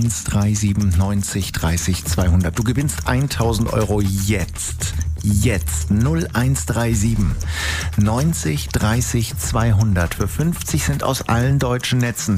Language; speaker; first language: German; native; German